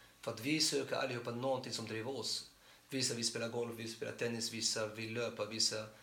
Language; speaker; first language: Swedish; non-native, fluent; Arabic